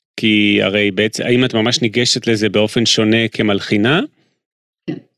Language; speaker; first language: Hebrew; native; Hebrew